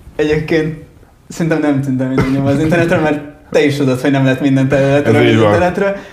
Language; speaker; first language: Hungarian; early bilingual, other home language; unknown